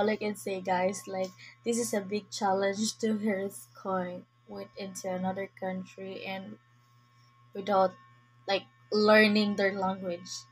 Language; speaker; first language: English; non-native, learner; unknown